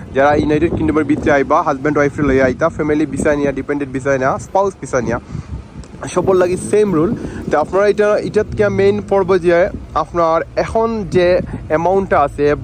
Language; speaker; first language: Bangla; native; Bangla